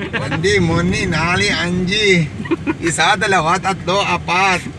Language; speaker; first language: Filipino; non-native, learner; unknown